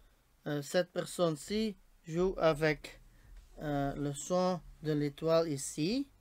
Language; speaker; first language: French; non-native, local second language; Dutch